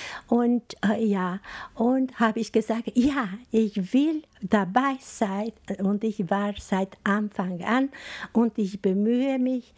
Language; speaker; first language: German; non-native, learner; Albanian